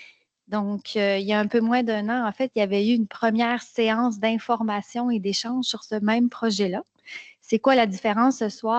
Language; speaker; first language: French; native; French